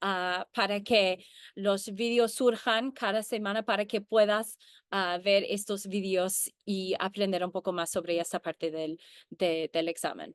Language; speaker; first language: Spanish; early bilingual, heritage; Spanish